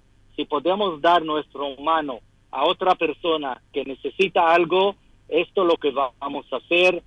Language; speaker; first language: Spanish; non-native, fluent; Hebrew